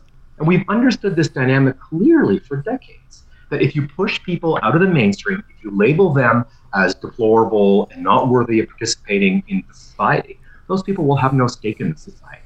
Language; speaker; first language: English; native; English